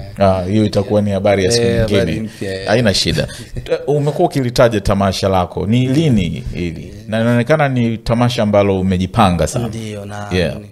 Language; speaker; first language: Swahili; native; Swahili